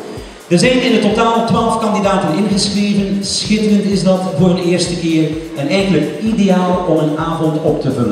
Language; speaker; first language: Dutch; native; Dutch